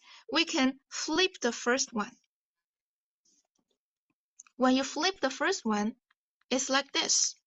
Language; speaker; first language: English; non-native, fluent; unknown